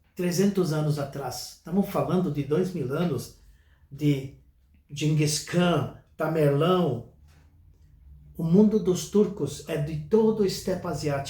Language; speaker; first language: Portuguese; non-native, fluent; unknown